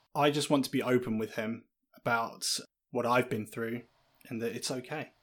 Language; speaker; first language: English; native; English